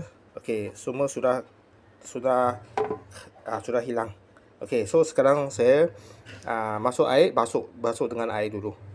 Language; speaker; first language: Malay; non-native, local second language; Chinese